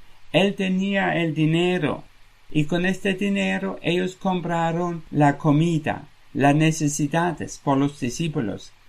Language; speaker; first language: Spanish; non-native, fluent; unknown